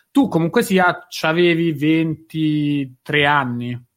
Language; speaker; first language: Italian; native; Italian